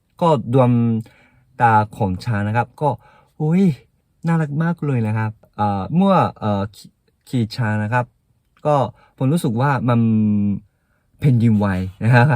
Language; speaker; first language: Thai; non-native, fluent; Japanese